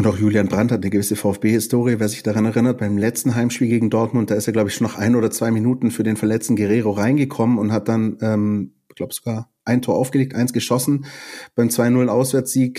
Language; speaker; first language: German; native; German